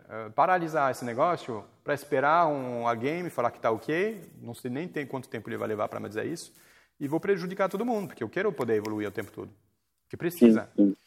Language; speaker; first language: Portuguese; non-native, fluent; French